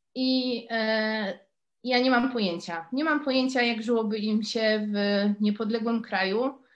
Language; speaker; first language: Polish; native; Polish